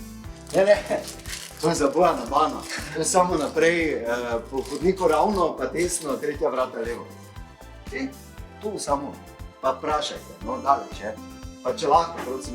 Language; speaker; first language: Slovenian; native; Slovenian